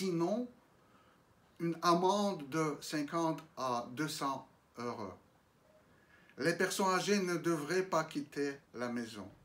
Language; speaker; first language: French; non-native, fluent; Russian